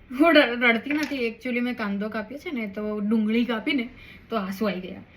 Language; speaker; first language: Gujarati; non-native, local second language; Marwari